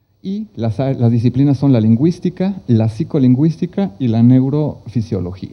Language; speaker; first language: Spanish; native; Spanish